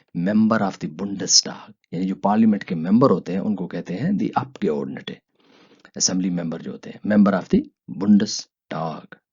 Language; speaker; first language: Urdu; native; Urdu